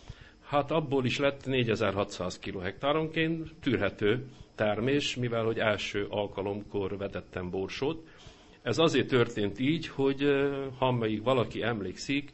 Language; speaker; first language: Hungarian; native; Hungarian